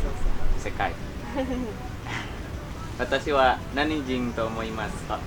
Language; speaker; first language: Japanese; non-native, learner; Indonesian